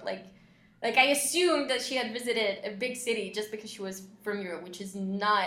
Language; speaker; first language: English; non-native, fluent; Spanish